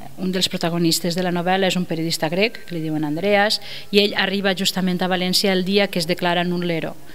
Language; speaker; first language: Catalan; native; Catalan